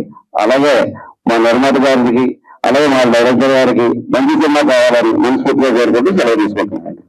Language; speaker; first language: Telugu; native; Telugu